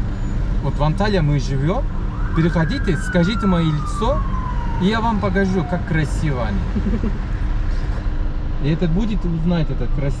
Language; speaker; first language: Russian; non-native, learner; Turkish